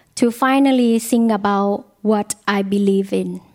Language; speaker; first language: English; non-native, learner; Thai